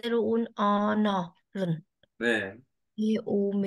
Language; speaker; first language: Korean; non-native, learner; Vietnamese